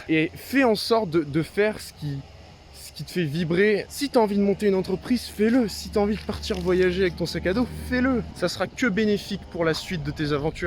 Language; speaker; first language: French; native; French